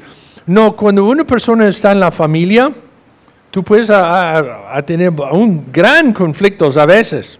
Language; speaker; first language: Spanish; non-native, fluent; English